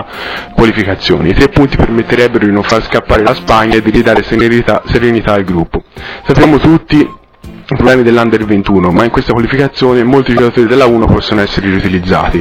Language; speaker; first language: Italian; native; Italian